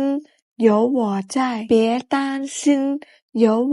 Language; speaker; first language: Chinese; non-native, fluent; Khmer